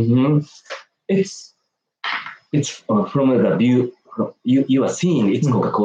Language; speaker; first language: English; non-native, learner; Japanese